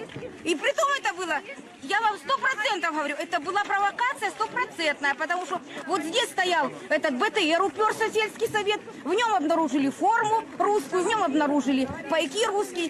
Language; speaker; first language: Russian; native; Russian